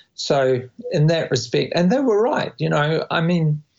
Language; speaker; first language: English; native; English